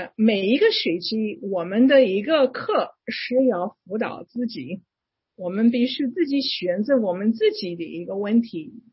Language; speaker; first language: Chinese; non-native, fluent; English